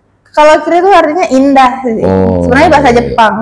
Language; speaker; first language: Indonesian; native; Indonesian